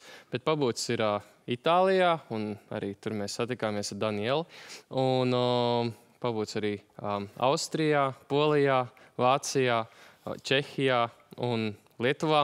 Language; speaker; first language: Latvian; native; Latvian